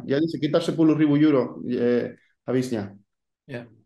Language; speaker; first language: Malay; non-native, fluent; Spanish